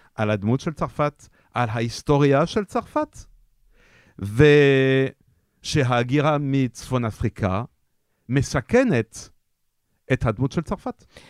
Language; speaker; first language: Hebrew; non-native, fluent; French